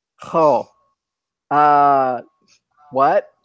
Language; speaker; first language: English; native; English